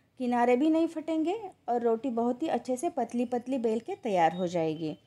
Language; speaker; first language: Hindi; non-native, local second language; Marathi